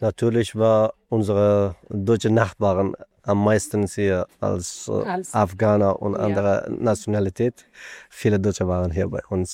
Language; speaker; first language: German; non-native, learner; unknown